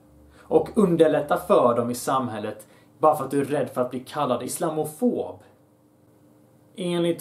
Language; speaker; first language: Swedish; early bilingual, other home language; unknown